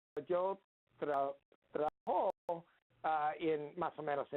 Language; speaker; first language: Spanish; non-native, learner; English